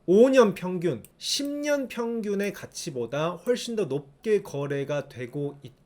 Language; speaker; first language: Korean; native; Korean